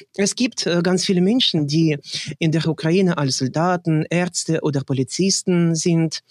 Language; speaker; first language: German; non-native, fluent; Russian